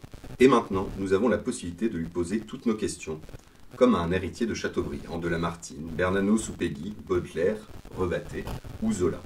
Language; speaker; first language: French; native; French